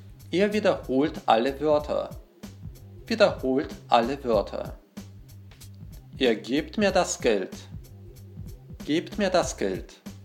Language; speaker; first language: German; non-native, fluent; Russian